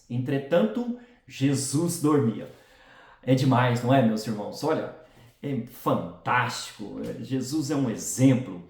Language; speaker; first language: Portuguese; native; Portuguese